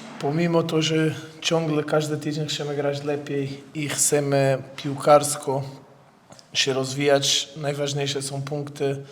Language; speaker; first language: Polish; non-native, fluent; Portuguese